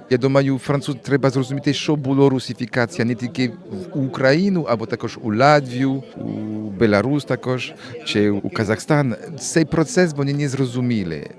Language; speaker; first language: Ukrainian; non-native, learner; French